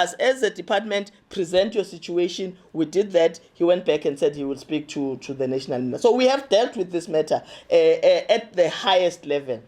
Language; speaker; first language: English; non-native, local second language; Zulu